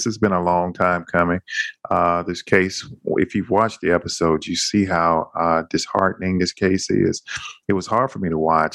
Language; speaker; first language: English; native; English